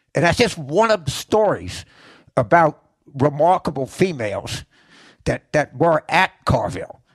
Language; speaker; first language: English; native; English